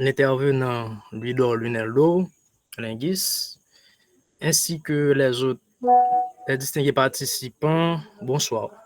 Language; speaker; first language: French; non-native, local second language; Haitian Creole